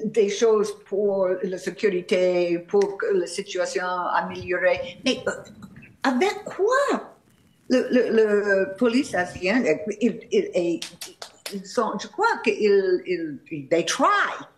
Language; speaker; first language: French; non-native, fluent; English